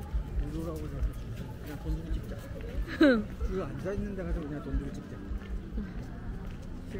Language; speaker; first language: Korean; native; Korean